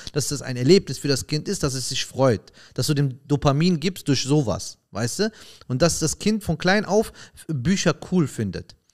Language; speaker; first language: German; early bilingual, other home language; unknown